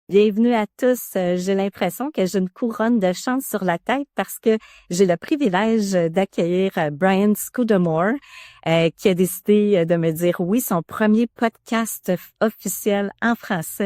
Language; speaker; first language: French; native; French